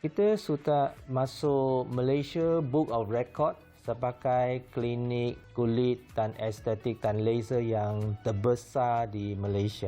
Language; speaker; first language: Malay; non-native, local second language; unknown